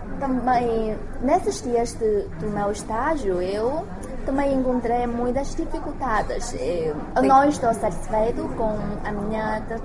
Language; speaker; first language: Portuguese; non-native, learner; Chinese